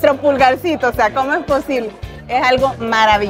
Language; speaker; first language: Spanish; native; Spanish